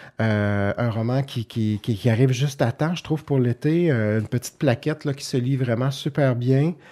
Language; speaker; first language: French; native; French